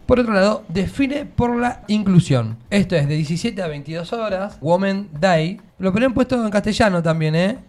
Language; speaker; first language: Spanish; native; Spanish